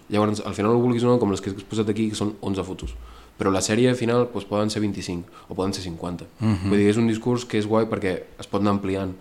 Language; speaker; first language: Catalan; native; Catalan